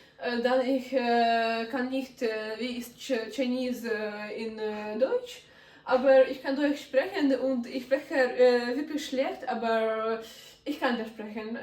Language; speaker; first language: German; non-native, learner; Ukrainian